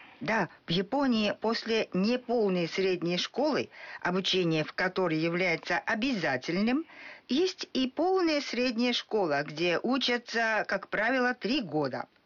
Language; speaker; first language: Russian; non-native, fluent; Japanese